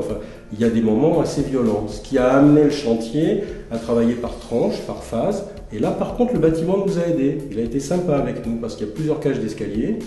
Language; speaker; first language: French; native; French